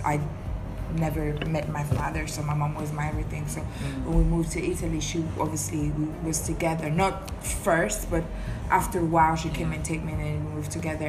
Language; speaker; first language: English; non-native, fluent; Seselwa Creole French